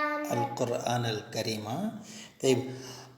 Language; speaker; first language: Arabic; non-native, fluent; Urdu